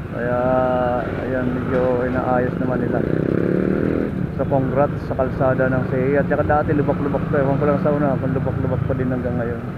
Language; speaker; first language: Filipino; native; Filipino